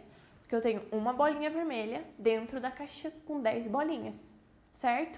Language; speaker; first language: Portuguese; native; Portuguese